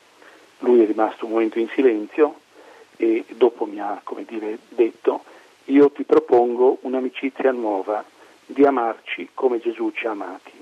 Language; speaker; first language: Italian; native; Italian